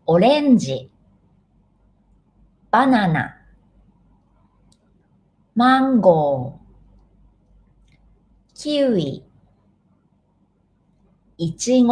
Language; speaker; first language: Japanese; non-native, fluent; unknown